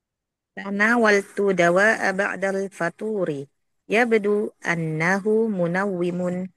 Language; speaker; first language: Arabic; non-native, learner; Indonesian